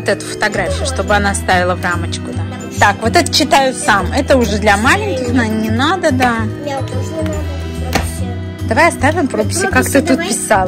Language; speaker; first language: Russian; native; Russian